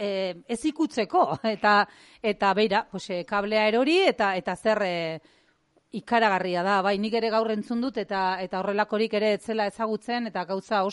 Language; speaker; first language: Basque; native; Basque